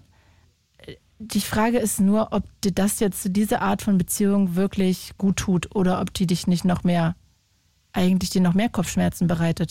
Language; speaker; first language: German; native; German